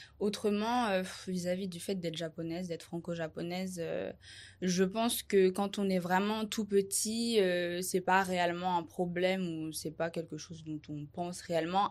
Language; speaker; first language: French; native; French